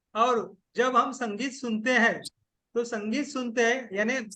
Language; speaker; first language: Hindi; non-native, local second language; Marathi